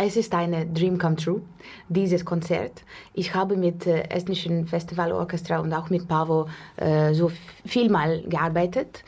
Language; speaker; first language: German; non-native, learner; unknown